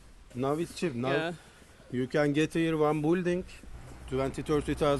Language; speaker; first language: English; non-native, learner; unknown